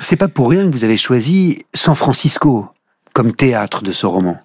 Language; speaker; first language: French; native; French